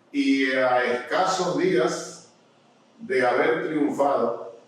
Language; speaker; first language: Spanish; native; Spanish